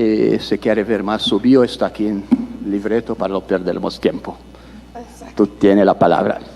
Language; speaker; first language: Spanish; non-native, learner; Portuguese